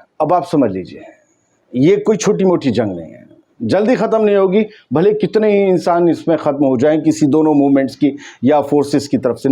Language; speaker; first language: Urdu; native; Urdu